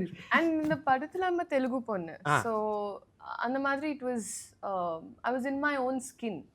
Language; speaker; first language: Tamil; non-native, learner; Telugu